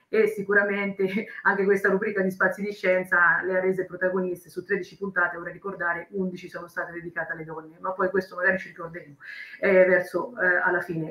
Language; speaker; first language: Italian; native; Italian